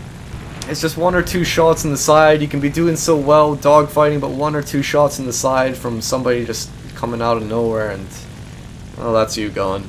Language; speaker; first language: English; native; English